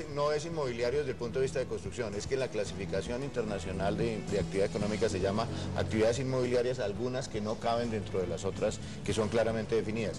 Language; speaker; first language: Spanish; native; Spanish